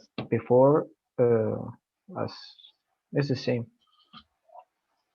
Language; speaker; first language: English; non-native, learner; Spanish